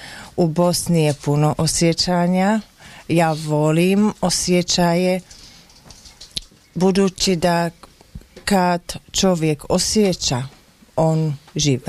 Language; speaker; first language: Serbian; non-native, learner; Slovak